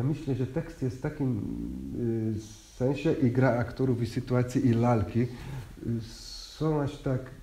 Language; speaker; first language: Polish; non-native, fluent; Hungarian